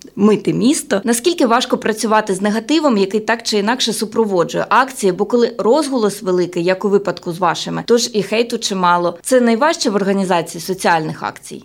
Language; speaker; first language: Ukrainian; native; Ukrainian